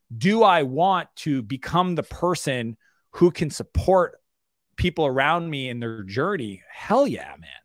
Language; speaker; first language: English; native; English